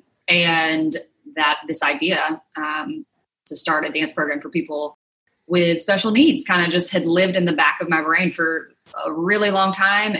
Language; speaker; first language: English; native; English